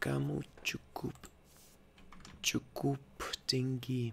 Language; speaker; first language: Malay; non-native, learner; Russian